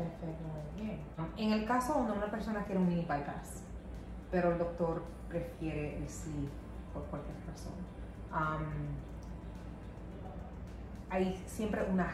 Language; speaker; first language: Spanish; non-native, local second language; English